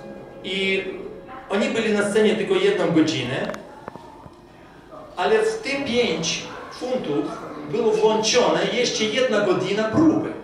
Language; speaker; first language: Polish; non-native, fluent; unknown